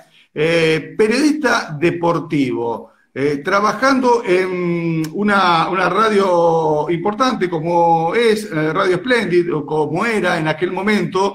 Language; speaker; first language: Spanish; native; Spanish